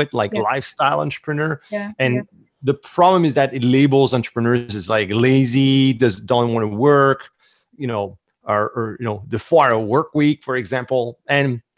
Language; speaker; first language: English; non-native, fluent; French